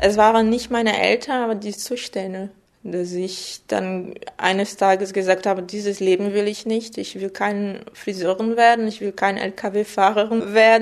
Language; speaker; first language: German; non-native, fluent; Portuguese